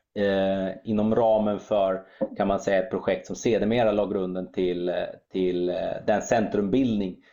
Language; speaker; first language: Swedish; early bilingual, other home language; German